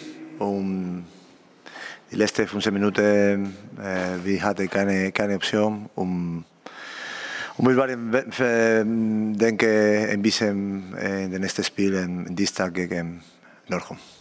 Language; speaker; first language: German; non-native, learner; Spanish